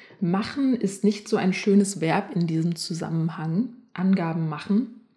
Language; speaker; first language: German; native; German